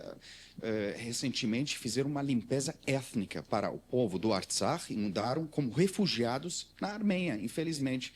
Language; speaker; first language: Portuguese; non-native, learner; Armenian